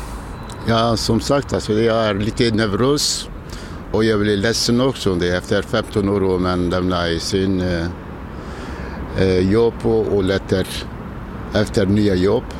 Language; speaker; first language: Swedish; non-native, learner; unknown